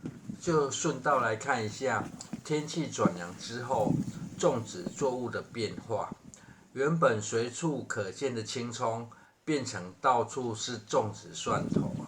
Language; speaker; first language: Chinese; native; Chinese